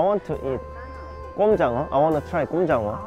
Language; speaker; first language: English; non-native, fluent; Korean